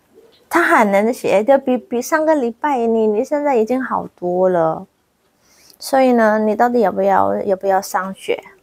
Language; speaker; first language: Chinese; non-native, learner; Indonesian